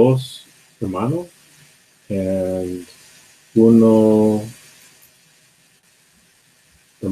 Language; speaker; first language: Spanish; non-native, learner; English